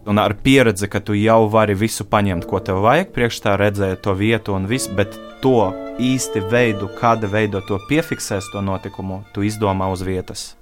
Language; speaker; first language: Latvian; non-native, local second language; Russian